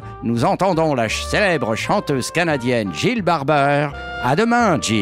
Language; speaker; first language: French; native; French